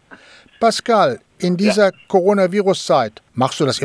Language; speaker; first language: German; native; German